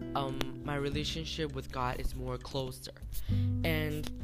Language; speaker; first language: English; non-native, learner; Chinese